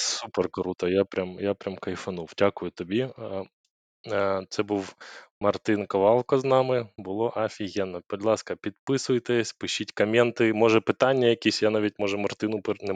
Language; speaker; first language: Ukrainian; native; Ukrainian